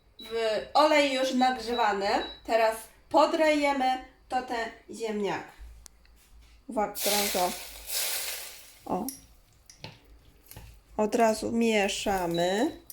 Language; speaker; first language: Polish; non-native, learner; Chinese